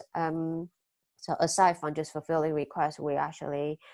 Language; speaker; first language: English; early bilingual, other home language; Chinese